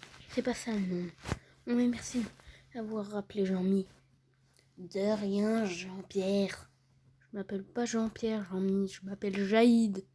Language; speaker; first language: French; native; French